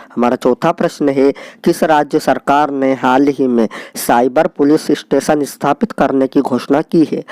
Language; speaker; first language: Hindi; native; Hindi